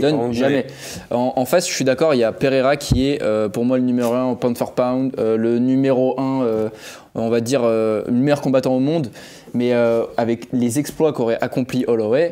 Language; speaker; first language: French; native; French